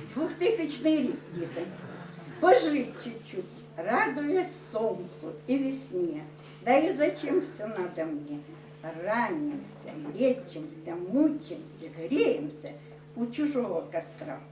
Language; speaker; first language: Russian; non-native, local second language; Ukrainian